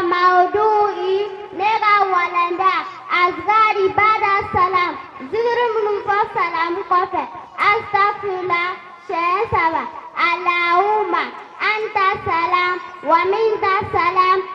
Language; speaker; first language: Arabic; non-native, learner; Bambara